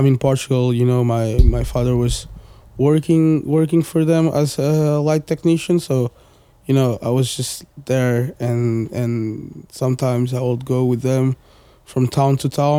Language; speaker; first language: English; non-native, fluent; Portuguese